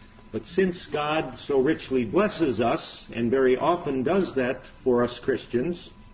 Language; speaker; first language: English; native; English